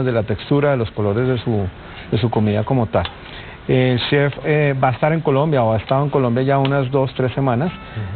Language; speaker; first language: Spanish; native; Spanish